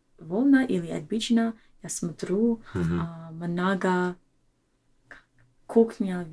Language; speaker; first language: Russian; non-native, learner; English